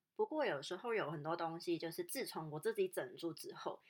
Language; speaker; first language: Chinese; non-native, local second language; Cantonese